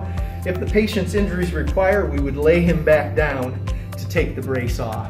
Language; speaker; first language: English; native; English